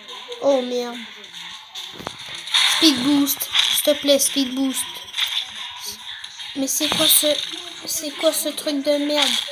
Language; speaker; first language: French; native; French